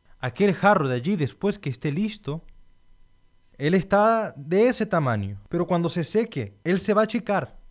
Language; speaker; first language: Spanish; non-native, fluent; Portuguese